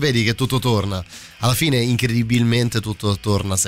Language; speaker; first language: Italian; native; Italian